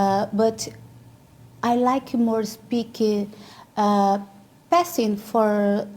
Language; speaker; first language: English; non-native, learner; Portuguese